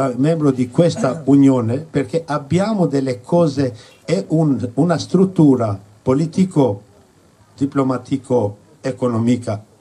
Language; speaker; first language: Italian; non-native, fluent; Albanian